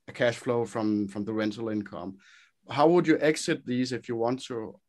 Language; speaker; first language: English; non-native, fluent; Danish